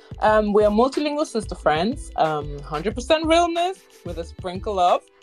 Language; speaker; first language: English; non-native, fluent; Lingala